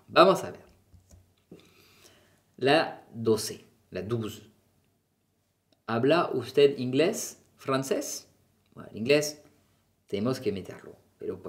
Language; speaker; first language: Spanish; non-native, fluent; French